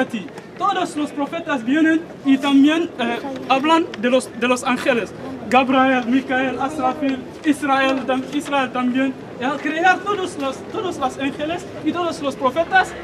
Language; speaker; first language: Spanish; non-native, learner; Arabic